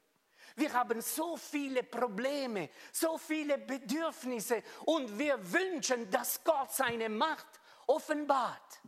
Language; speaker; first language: German; non-native, fluent; Italian